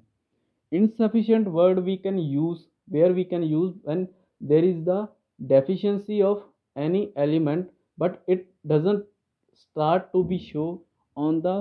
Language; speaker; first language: English; non-native, local second language; Punjabi